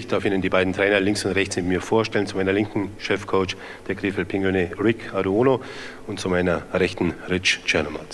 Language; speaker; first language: German; native; German